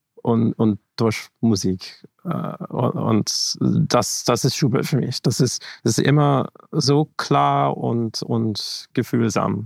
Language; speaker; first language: German; non-native, fluent; English